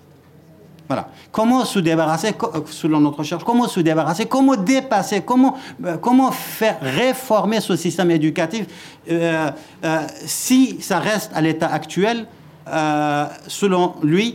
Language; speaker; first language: French; non-native, fluent; Kurdish